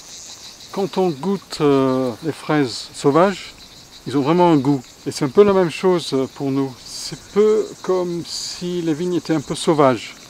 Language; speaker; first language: French; non-native, fluent; English